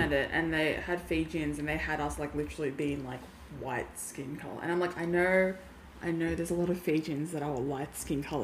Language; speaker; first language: English; native; English